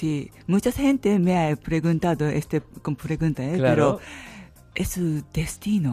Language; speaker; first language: Spanish; non-native, learner; Japanese